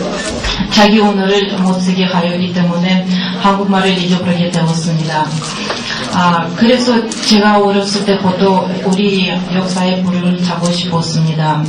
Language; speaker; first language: Korean; non-native, learner; Russian